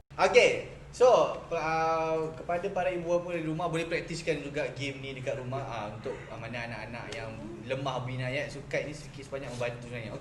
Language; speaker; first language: Malay; native; Malay